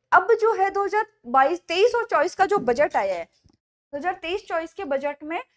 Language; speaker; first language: Hindi; native; Hindi